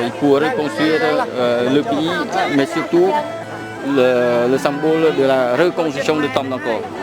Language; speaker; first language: French; non-native, fluent; Khmer